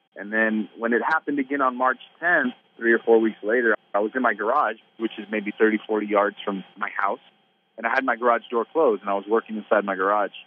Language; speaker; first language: English; native; English